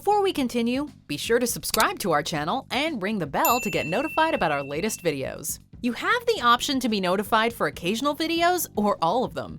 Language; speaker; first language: English; native; English